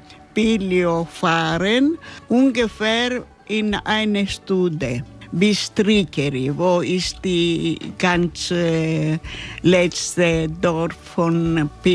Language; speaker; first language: German; non-native, learner; Greek